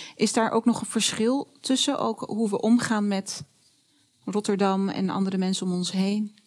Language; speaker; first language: Dutch; native; Dutch